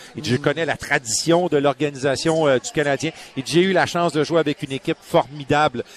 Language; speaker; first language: French; native; French